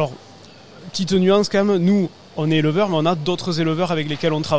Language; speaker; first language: French; native; French